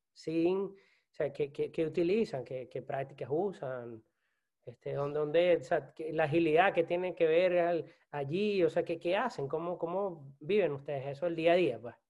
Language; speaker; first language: Spanish; native; Spanish